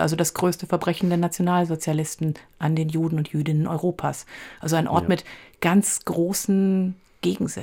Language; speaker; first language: German; native; German